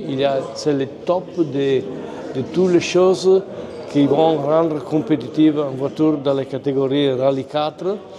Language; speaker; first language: French; non-native, fluent; Italian